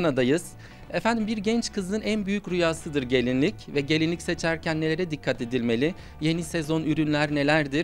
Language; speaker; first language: Turkish; native; Turkish